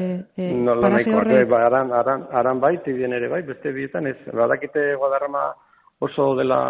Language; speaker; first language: Basque; non-native, local second language; Spanish